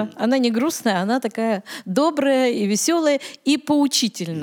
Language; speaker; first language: Russian; native; Russian